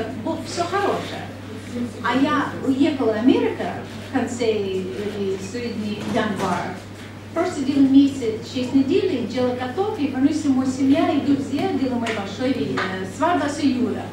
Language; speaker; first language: Russian; non-native, learner; English